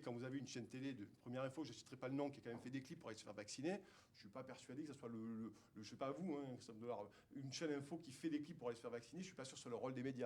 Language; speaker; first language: French; native; French